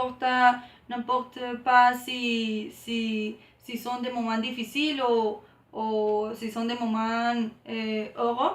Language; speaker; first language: French; non-native, learner; Spanish